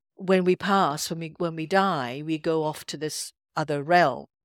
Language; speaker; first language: English; native; English